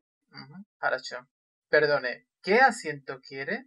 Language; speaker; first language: Spanish; non-native, fluent; Russian